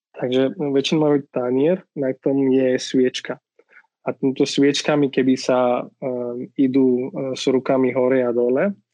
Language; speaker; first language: Slovak; non-native, fluent; Marathi